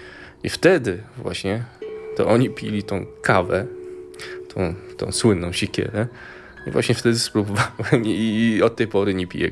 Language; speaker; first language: Polish; early bilingual, other home language; Mongolian